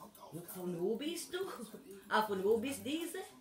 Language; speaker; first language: German; non-native, learner; Filipino